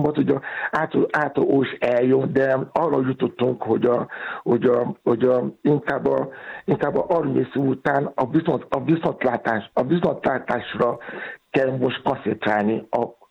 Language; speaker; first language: Hungarian; non-native, fluent; Yoruba